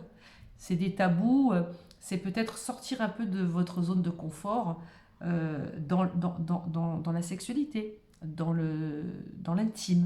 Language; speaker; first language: French; native; French